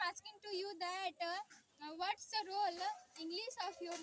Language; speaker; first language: English; non-native, learner; Hindi